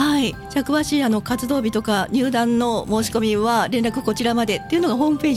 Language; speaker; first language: Japanese; native; Japanese